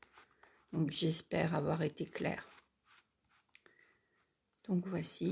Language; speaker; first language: French; native; French